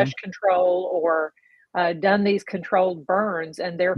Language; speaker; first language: English; native; English